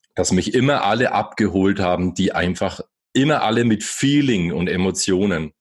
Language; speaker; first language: German; native; German